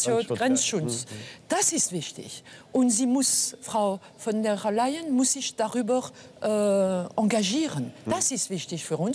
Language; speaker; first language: German; non-native, fluent; French